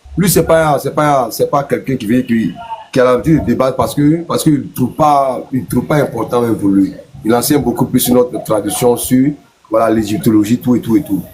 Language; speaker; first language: French; non-native, local second language; Mossi